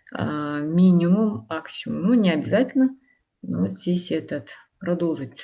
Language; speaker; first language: Russian; non-native, local second language; Kazakh